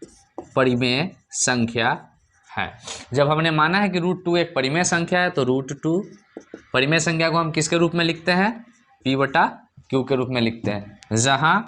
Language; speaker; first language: Hindi; native; Hindi